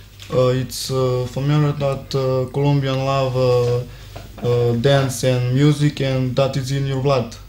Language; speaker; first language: English; non-native, learner; Serbian